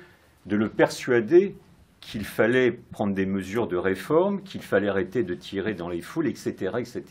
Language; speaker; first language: French; native; French